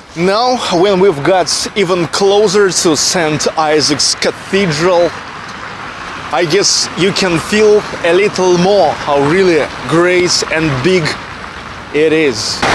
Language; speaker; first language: English; non-native, fluent; Russian